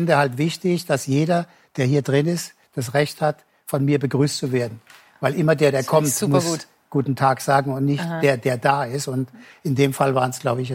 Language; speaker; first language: German; native; German